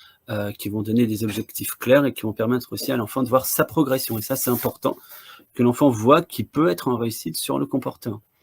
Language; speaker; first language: French; native; French